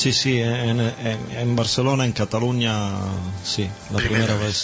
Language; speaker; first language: Spanish; non-native, learner; Italian